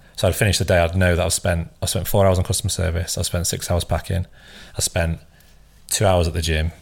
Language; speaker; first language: English; native; English